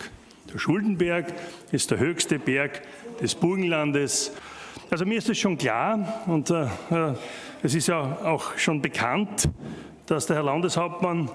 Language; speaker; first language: German; native; German